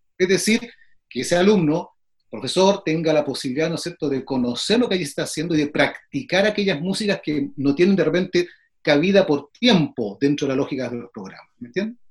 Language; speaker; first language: Spanish; native; Spanish